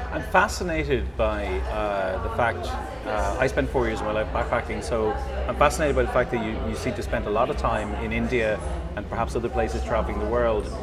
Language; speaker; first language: English; native; English